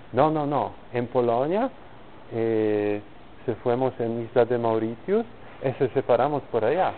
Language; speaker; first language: Spanish; non-native, learner; Polish